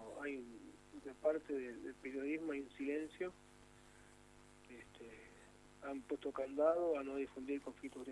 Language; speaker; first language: Spanish; native; Spanish